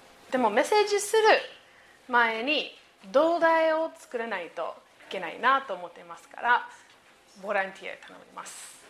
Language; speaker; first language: Japanese; native; Japanese